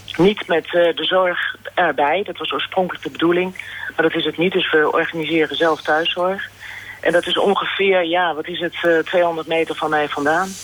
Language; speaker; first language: Dutch; native; Dutch